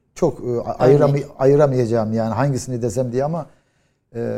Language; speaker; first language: Turkish; native; Turkish